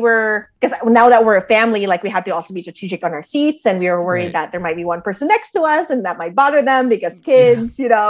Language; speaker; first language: English; native; English